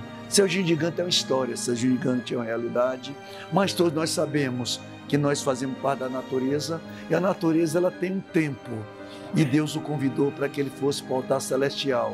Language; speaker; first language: Portuguese; native; Portuguese